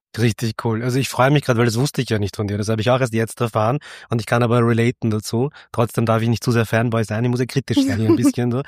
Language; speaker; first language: German; early bilingual, other home language; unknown